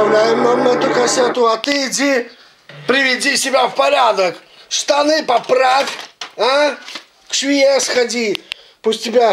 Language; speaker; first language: Russian; native; Russian